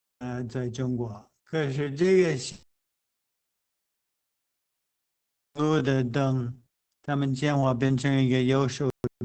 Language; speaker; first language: Chinese; non-native, fluent; English